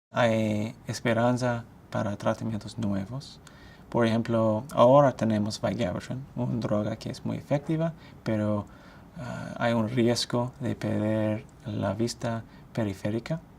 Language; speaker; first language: Spanish; non-native, fluent; English